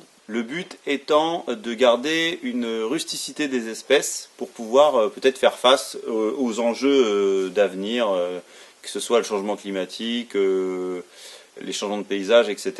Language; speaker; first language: French; native; French